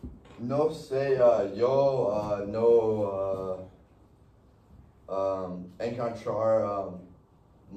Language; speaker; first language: Spanish; non-native, learner; English